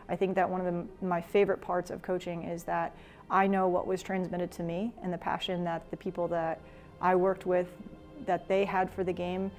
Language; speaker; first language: English; native; English